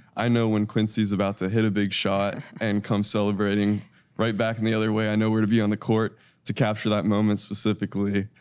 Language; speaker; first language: English; native; English